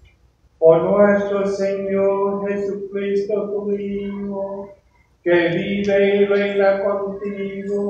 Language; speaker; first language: Spanish; non-native, learner; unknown